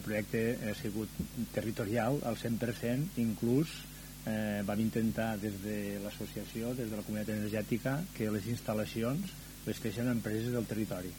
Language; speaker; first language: Catalan; native; Catalan